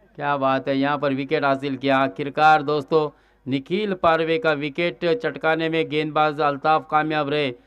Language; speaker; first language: Hindi; non-native, local second language; Marathi